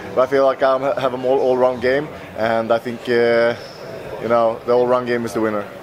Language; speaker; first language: English; non-native, fluent; Swedish